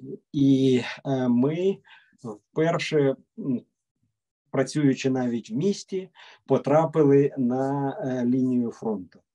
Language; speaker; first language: Ukrainian; native; Ukrainian